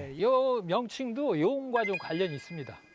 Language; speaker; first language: Korean; native; Korean